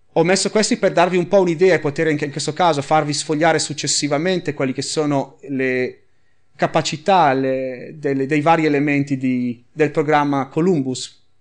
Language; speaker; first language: Italian; native; Italian